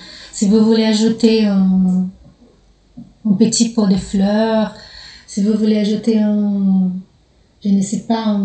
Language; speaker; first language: French; non-native, fluent; Portuguese